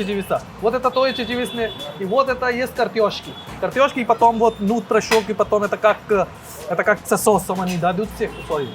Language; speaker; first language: Russian; non-native, learner; Hindi